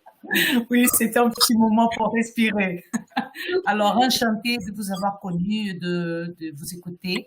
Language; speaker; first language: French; non-native, fluent; Portuguese